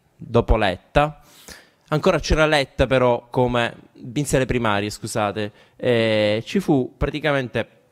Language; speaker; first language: Italian; native; Italian